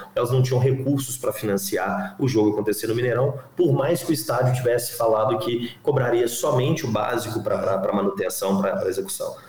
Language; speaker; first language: Portuguese; native; Portuguese